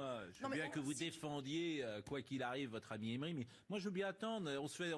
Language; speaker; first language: French; native; French